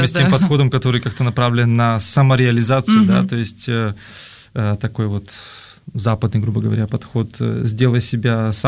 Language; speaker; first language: Russian; native; Russian